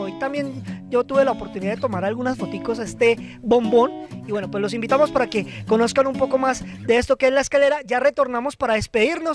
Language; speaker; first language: Spanish; native; Spanish